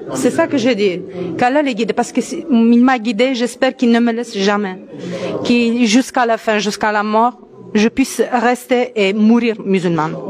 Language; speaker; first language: French; non-native, fluent; Italian